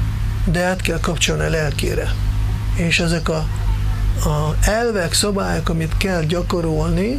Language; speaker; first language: Hungarian; non-native, fluent; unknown